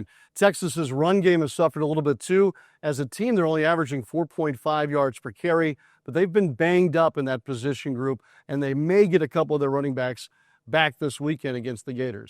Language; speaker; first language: English; native; English